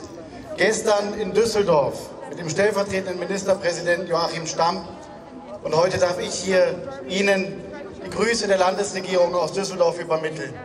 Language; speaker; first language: German; native; German